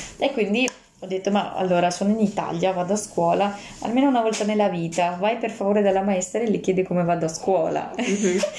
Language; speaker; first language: Italian; non-native, fluent; Russian